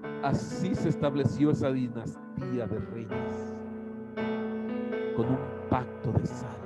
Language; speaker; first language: Spanish; native; Spanish